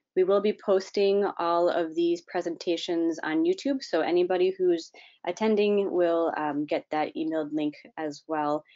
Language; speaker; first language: English; native; English